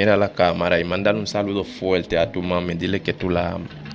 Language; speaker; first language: Spanish; non-native, fluent; Haitian Creole